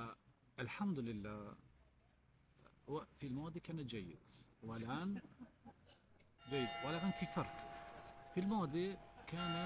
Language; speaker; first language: Arabic; non-native, learner; Albanian